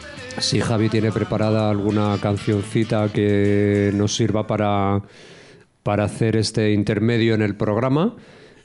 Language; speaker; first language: Spanish; native; Spanish